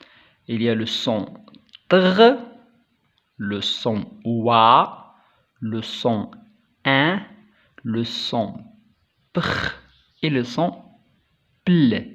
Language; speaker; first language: French; non-native, local second language; Arabic